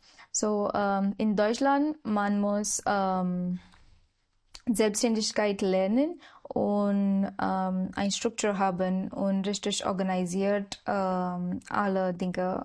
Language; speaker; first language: German; non-native, learner; Marathi